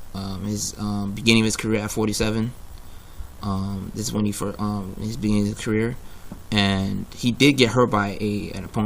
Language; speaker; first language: English; native; English